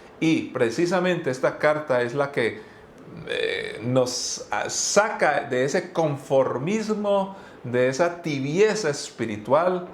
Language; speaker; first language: Spanish; native; Spanish